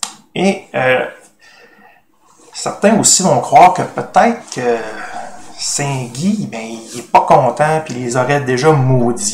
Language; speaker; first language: French; native; French